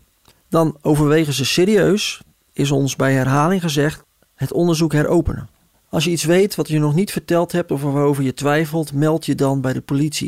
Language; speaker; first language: Dutch; native; Dutch